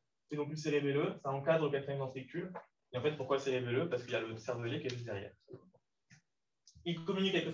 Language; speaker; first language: French; native; French